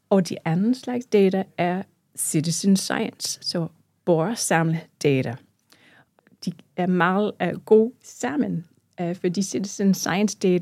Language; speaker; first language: Danish; non-native, fluent; English